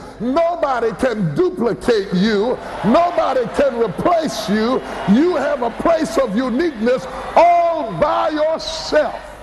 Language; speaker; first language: English; native; English